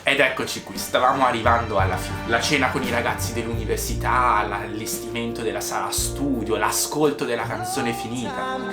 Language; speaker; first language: Italian; native; Italian